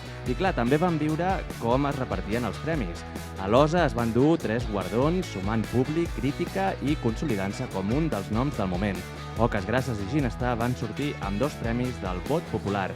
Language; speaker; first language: Catalan; native; Catalan